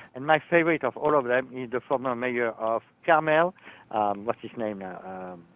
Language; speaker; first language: English; non-native, fluent; French